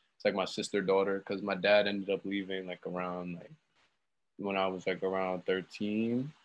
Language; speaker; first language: English; native; English